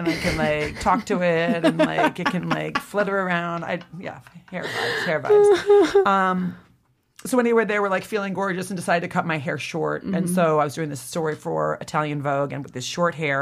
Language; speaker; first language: English; native; English